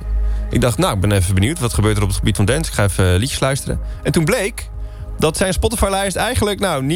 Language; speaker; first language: Dutch; native; Dutch